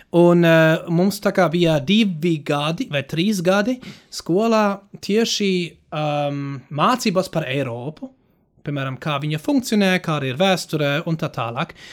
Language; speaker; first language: Latvian; non-native, fluent; German